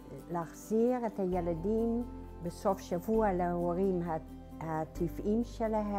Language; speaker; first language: Hebrew; non-native, learner; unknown